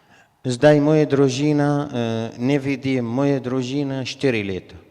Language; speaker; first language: Slovenian; non-native, learner; Arabic